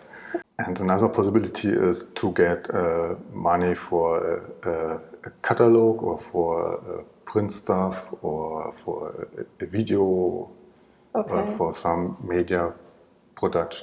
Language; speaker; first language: English; non-native, learner; German